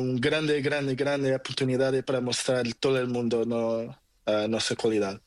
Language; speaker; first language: Spanish; non-native, learner; Portuguese